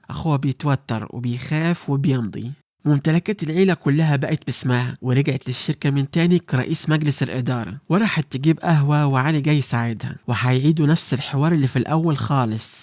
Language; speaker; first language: Arabic; native; Arabic